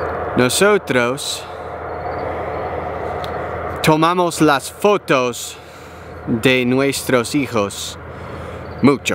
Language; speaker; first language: Spanish; non-native, learner; English